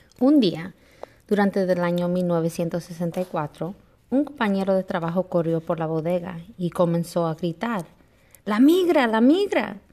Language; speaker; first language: Spanish; early bilingual, heritage; Spanish